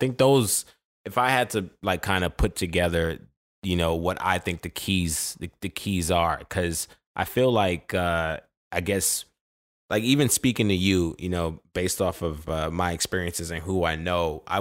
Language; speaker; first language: English; native; English